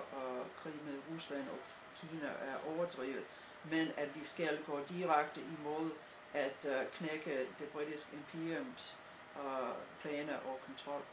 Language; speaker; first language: Danish; non-native, fluent; English